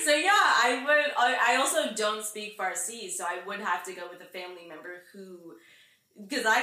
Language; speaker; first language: English; native; English